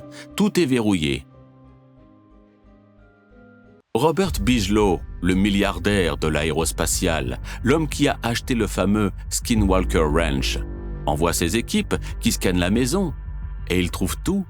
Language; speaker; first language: French; native; French